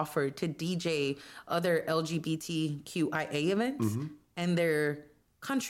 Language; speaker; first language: English; non-native, fluent; Spanish